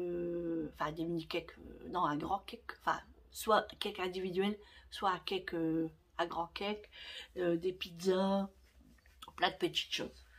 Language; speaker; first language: French; native; French